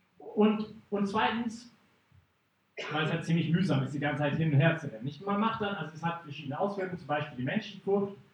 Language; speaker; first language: German; non-native, fluent; English